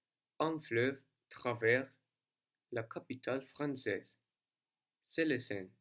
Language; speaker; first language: French; non-native, learner; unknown